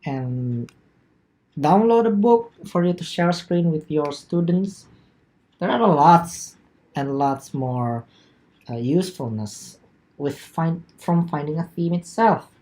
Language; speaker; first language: English; non-native, learner; Indonesian